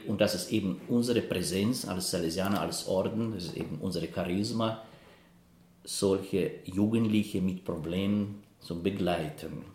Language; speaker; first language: German; non-native, fluent; Russian